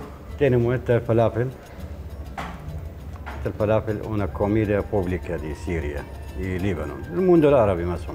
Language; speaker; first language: Spanish; non-native, learner; German